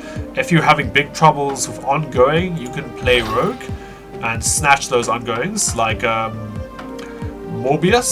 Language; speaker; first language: English; native; English